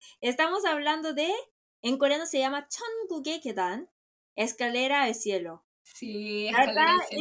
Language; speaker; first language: Spanish; non-native, fluent; Korean